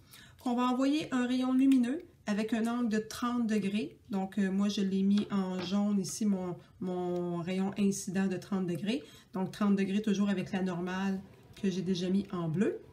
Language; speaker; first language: French; native; French